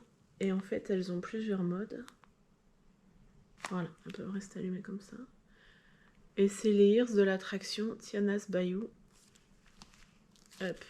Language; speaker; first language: French; native; French